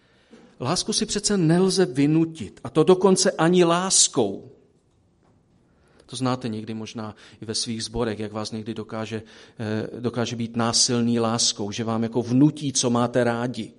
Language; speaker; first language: Czech; native; Czech